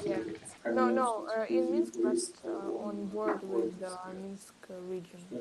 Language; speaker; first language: English; non-native, learner; Russian